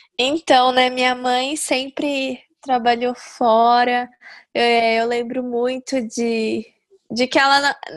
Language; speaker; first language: Portuguese; native; Portuguese